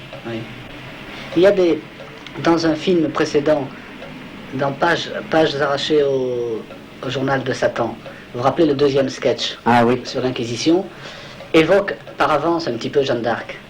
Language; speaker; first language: French; native; French